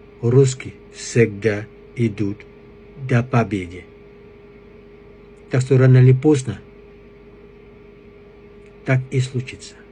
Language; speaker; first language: Russian; non-native, fluent; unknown